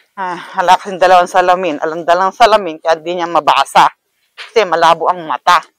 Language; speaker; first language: Filipino; native; Filipino